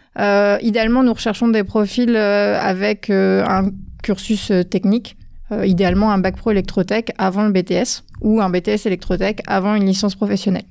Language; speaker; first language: French; native; French